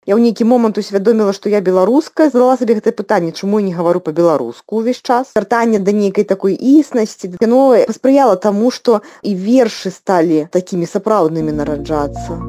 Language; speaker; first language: Belarusian; non-native, local second language; Russian